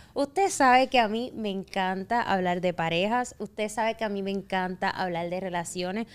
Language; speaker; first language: Spanish; native; Spanish